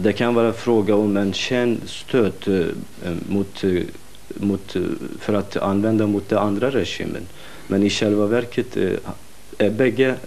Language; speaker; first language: Swedish; non-native, fluent; Kurdish